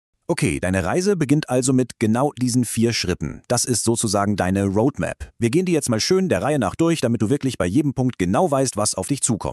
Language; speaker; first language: German; native; German